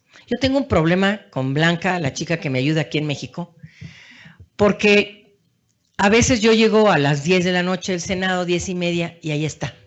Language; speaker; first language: Spanish; native; Spanish